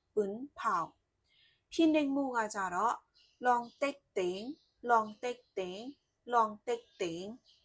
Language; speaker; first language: Burmese; non-native, local second language; Shan